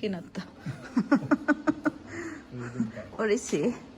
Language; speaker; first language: Japanese; non-native, fluent; Cebuano